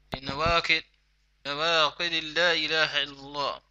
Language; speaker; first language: Arabic; non-native, fluent; English